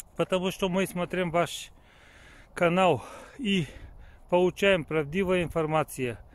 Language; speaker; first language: Russian; non-native, learner; Bulgarian